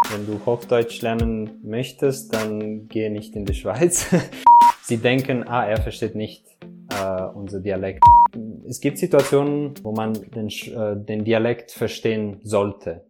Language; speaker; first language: German; non-native, fluent; Italian